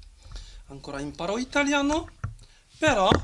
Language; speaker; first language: Italian; non-native, learner; French